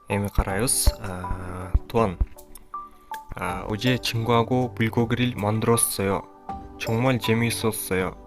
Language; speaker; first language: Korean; non-native, fluent; Kyrgyz